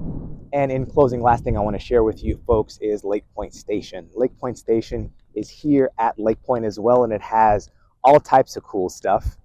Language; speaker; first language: English; native; English